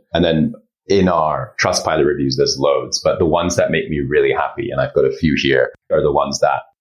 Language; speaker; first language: English; early bilingual, other home language; Japanese